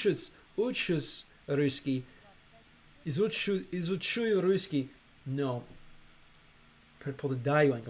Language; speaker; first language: Russian; non-native, learner; English